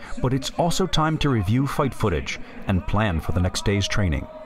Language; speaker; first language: English; native; English